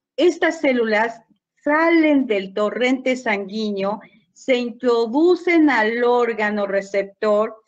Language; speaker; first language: Spanish; native; Spanish